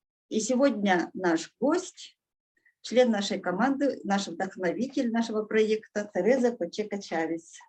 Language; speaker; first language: Russian; native; Russian